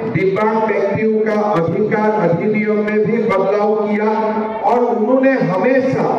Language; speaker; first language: Hindi; non-native, local second language; Assamese